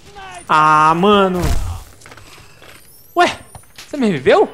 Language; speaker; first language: Portuguese; native; Portuguese